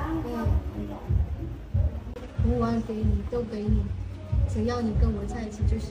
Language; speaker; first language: Chinese; non-native, learner; Vietnamese